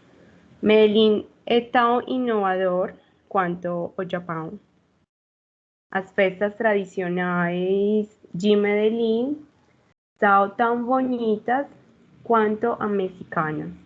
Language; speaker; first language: Portuguese; non-native, learner; Spanish